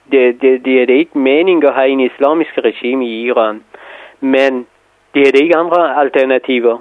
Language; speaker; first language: Danish; non-native, fluent; Persian